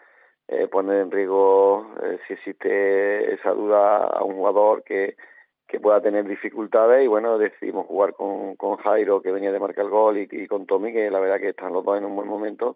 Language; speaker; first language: Spanish; native; Spanish